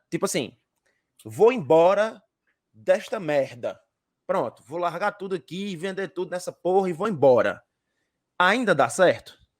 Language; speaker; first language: Portuguese; native; Portuguese